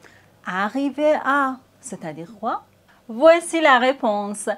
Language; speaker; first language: French; native; French